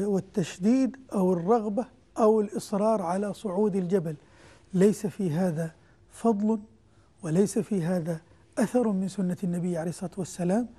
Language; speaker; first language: Arabic; native; Arabic